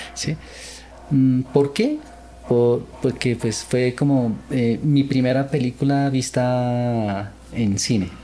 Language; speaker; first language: Spanish; early bilingual, other home language; Korean